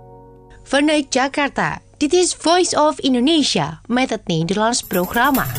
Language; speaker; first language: Dutch; non-native, fluent; Indonesian